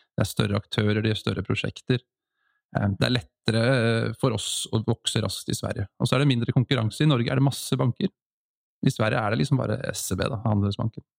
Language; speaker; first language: Norwegian; native; Norwegian